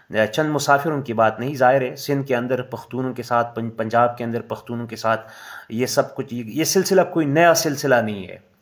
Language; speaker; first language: Urdu; non-native, local second language; Pashto